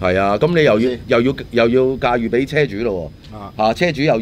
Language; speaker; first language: Cantonese; native; Cantonese